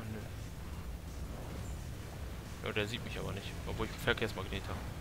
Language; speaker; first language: German; native; German